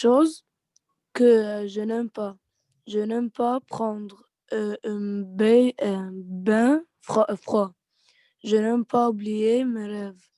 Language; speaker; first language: French; non-native, learner; Arabic